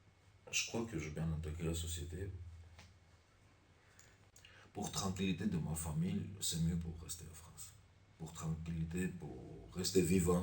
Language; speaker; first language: French; non-native, learner; Armenian